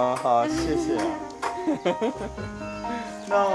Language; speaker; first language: Chinese; non-native, learner; Korean